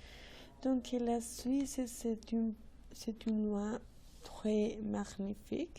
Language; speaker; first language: French; non-native, learner; Spanish